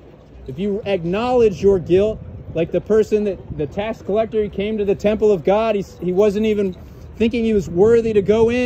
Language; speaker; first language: English; native; English